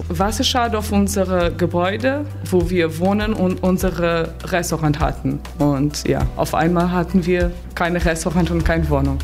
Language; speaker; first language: German; non-native, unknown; Portuguese